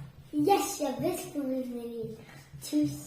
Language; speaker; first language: Danish; early bilingual, other home language; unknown